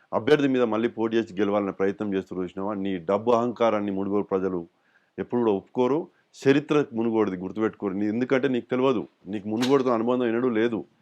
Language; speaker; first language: Telugu; native; Telugu